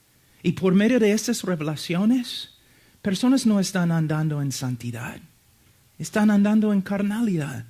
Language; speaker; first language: Spanish; non-native, fluent; English